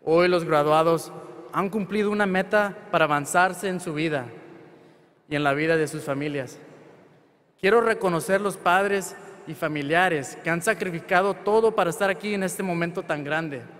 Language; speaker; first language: Spanish; early bilingual, heritage; Spanish